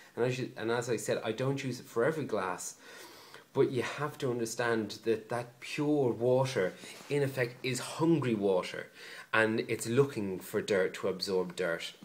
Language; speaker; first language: English; native; English